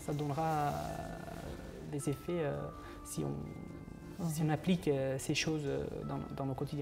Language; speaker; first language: French; non-native, fluent; Uzbek